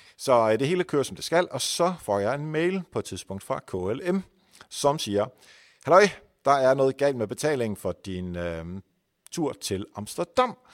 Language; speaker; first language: Danish; non-native, fluent; Dutch